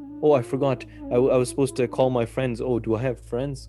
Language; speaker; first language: English; early bilingual, other home language; Punjabi